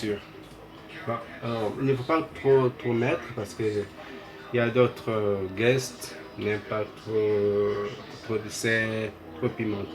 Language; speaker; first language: French; non-native, fluent; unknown